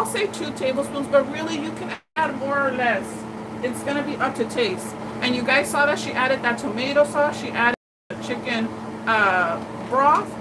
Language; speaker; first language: English; native; English